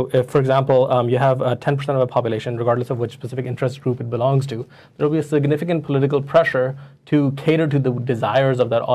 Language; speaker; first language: English; non-native, local second language; Urdu